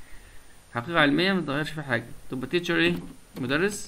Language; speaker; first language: Arabic; native; Arabic